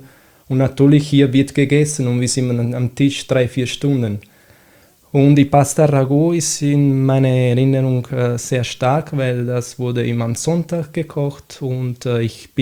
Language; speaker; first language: German; non-native, fluent; Italian